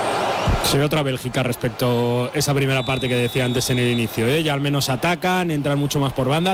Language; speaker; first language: Spanish; native; Spanish